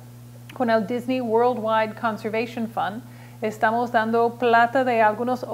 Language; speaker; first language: Spanish; non-native, learner; English